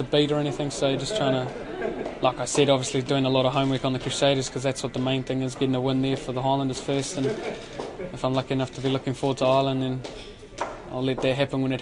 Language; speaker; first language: English; native; English